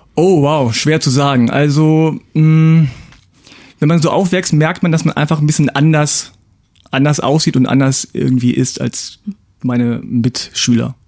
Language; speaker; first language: German; early bilingual, other home language; Korean